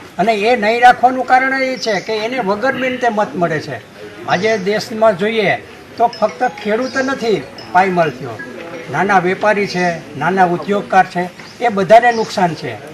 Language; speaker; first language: Gujarati; native; Gujarati